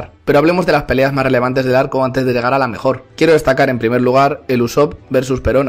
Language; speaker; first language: Spanish; native; Spanish